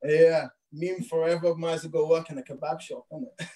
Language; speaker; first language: English; native; English